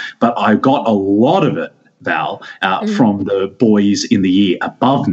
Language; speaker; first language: English; native; English